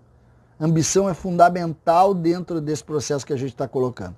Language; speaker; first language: Portuguese; native; Portuguese